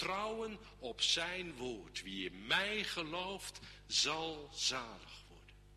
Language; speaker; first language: Dutch; native; Dutch